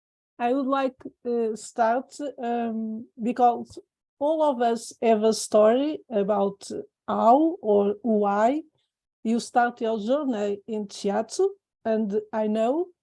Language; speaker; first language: English; non-native, fluent; Portuguese